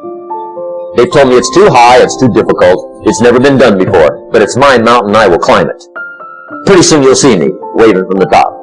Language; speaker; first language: English; native; English